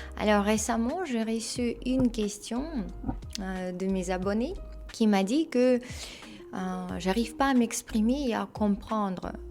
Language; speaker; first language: French; non-native, fluent; Russian